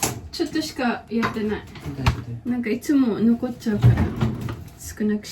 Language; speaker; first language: Japanese; non-native, fluent; Filipino